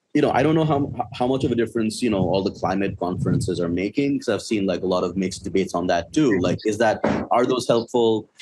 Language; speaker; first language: English; non-native, local second language; Bangla